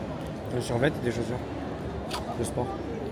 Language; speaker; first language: French; native; French